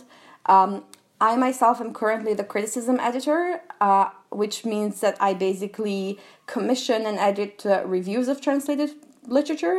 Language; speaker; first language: English; non-native, fluent; Albanian